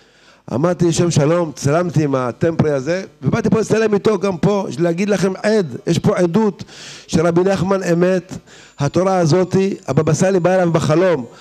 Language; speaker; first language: Hebrew; native; Hebrew